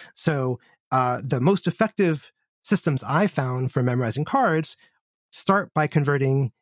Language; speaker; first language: English; native; English